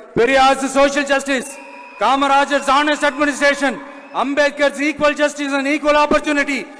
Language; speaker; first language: English; non-native, local second language; Tamil